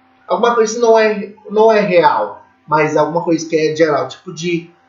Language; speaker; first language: Portuguese; non-native, fluent; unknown